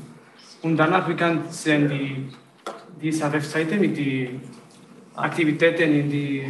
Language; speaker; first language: German; non-native, learner; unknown